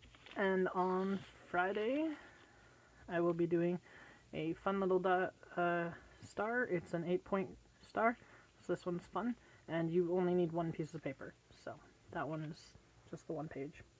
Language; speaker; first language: English; native; English